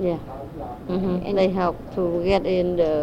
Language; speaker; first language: English; non-native, learner; Vietnamese